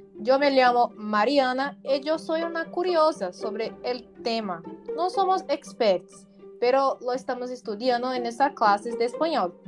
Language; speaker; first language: Spanish; non-native, learner; Portuguese